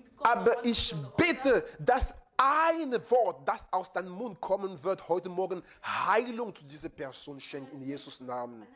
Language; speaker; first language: German; non-native, fluent; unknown